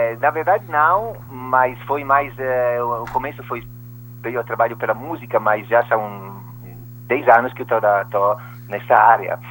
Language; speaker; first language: Portuguese; non-native, fluent; Italian